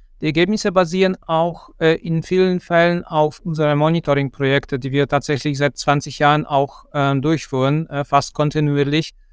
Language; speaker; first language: German; non-native, fluent; Polish